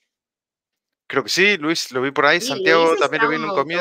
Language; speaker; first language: Spanish; native; Spanish